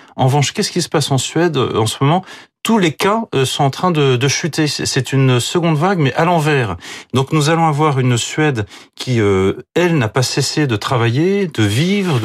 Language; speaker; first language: French; native; French